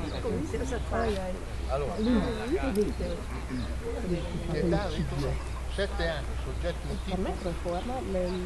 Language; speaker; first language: Italian; non-native, learner; Hungarian